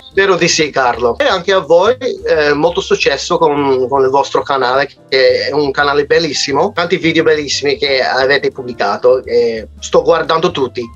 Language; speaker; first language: Italian; non-native, fluent; English